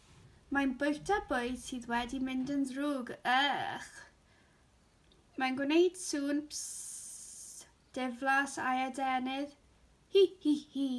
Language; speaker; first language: Welsh; non-native, local second language; English